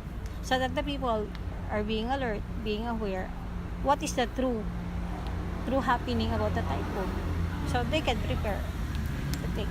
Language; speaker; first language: English; non-native, learner; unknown